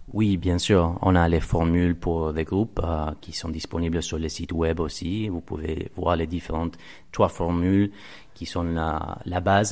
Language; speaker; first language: French; non-native, fluent; Spanish